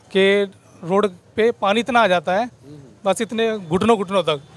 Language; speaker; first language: Hindi; native; Hindi